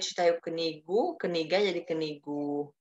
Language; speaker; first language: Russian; non-native, fluent; Indonesian